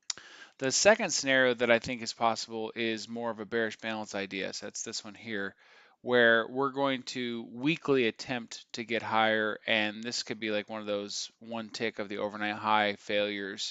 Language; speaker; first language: English; native; English